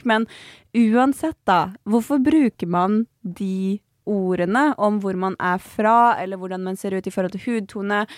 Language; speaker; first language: Norwegian; native; Norwegian